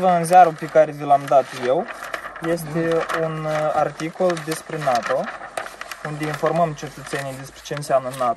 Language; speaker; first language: Romanian; native; Romanian